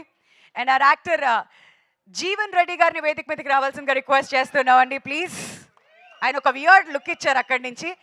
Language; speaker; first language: Telugu; native; Telugu